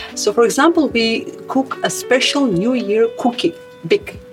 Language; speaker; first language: English; non-native, fluent; Armenian